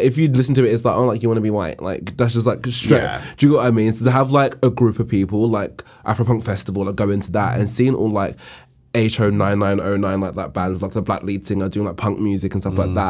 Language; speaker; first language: English; native; English